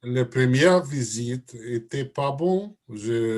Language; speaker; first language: French; non-native, learner; Russian